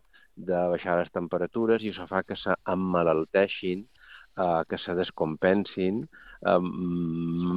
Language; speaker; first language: Catalan; native; Catalan